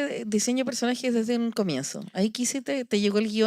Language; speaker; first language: Spanish; native; Spanish